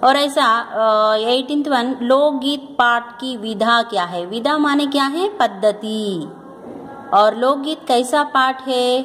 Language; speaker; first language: Hindi; non-native, local second language; Telugu